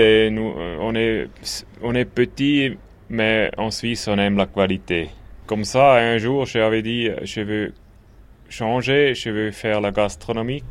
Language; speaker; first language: French; non-native, local second language; German